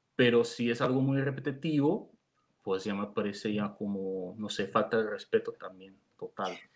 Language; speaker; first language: Spanish; non-native, fluent; Dutch